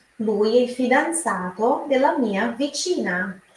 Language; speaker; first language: Italian; non-native, fluent; Portuguese